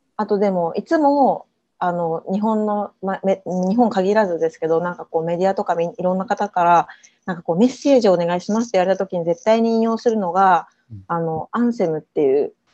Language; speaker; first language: Japanese; native; Japanese